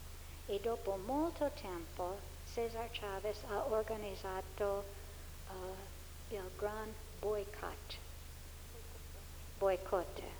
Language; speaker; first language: Italian; non-native, fluent; English